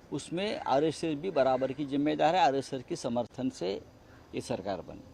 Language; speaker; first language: Hindi; non-native, local second language; Marathi